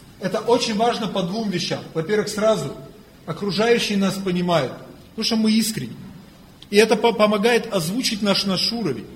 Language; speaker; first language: Russian; non-native, fluent; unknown